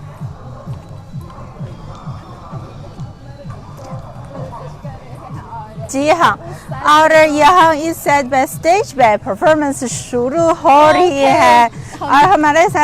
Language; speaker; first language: Urdu; non-native, fluent; Chinese